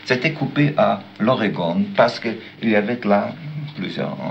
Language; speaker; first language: French; non-native, learner; German